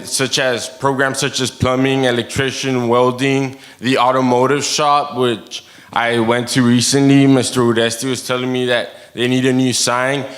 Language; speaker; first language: English; early bilingual, other home language; Spanish